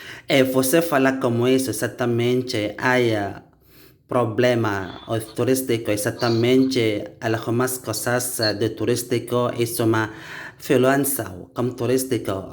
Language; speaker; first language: Portuguese; non-native, learner; Indonesian